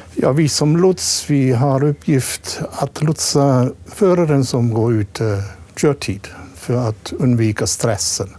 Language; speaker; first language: Swedish; non-native, fluent; German